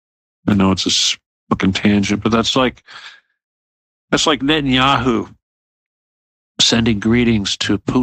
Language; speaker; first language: English; native; English